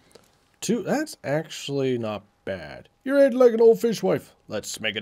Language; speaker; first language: English; native; English